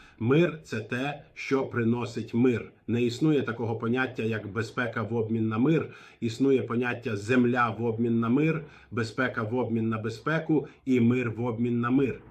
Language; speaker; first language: Ukrainian; non-native, fluent; Arabic